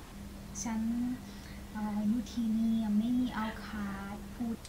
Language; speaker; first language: Thai; non-native, learner; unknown